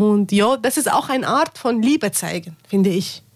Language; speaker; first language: German; non-native, learner; Arabic